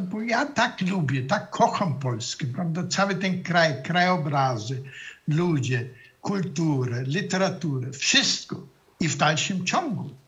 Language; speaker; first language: Polish; non-native, fluent; German